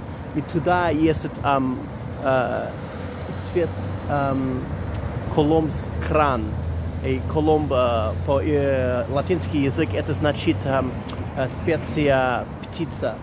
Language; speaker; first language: Russian; non-native, learner; English